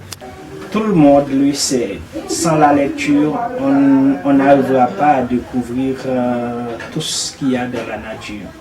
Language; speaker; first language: French; non-native, local second language; Haitian Creole